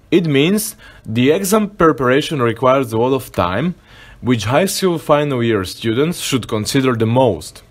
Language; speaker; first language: English; non-native, fluent; Slovak